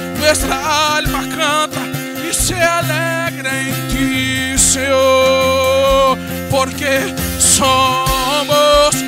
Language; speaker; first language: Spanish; non-native, fluent; Portuguese